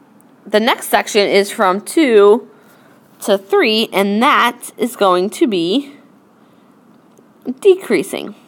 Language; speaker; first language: English; native; English